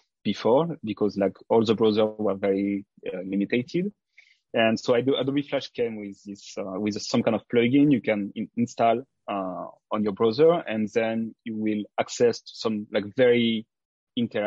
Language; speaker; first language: English; non-native, fluent; French